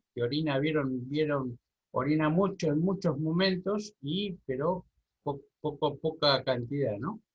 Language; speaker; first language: Spanish; native; Spanish